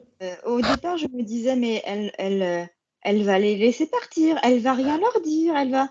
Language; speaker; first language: French; native; French